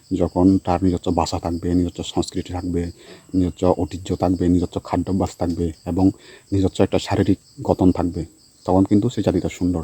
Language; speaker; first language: Bangla; non-native, local second language; Chakma